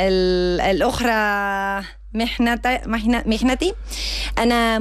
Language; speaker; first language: Arabic; non-native, learner; Spanish